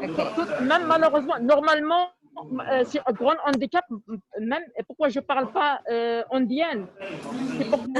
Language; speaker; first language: French; non-native, learner; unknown